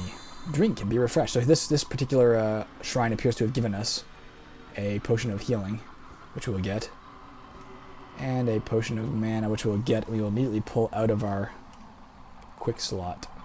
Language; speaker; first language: English; native; English